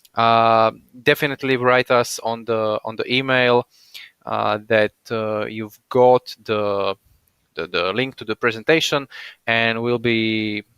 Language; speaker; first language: English; non-native, fluent; Slovak